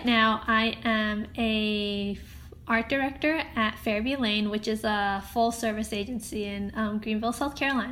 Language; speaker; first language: English; non-native, local second language; Cantonese